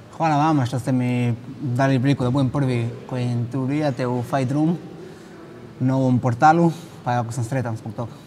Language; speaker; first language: Bosnian; non-native, fluent; Spanish